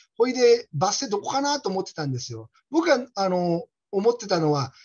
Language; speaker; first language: Japanese; native; Japanese